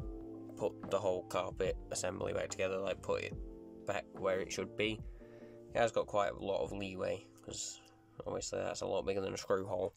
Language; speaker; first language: English; native; English